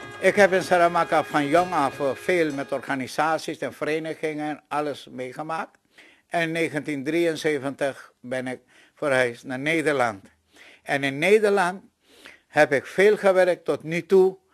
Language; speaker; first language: Dutch; non-native, local second language; Caribbean Hindustani